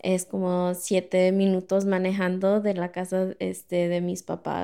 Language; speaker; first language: Spanish; early bilingual, heritage; Spanish